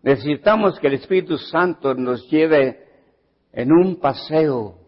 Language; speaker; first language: Spanish; early bilingual, heritage; Spanish